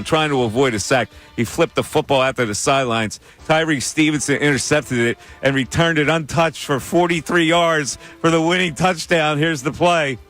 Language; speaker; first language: English; native; English